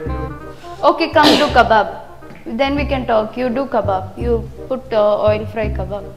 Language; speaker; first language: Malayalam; non-native, learner; Tamil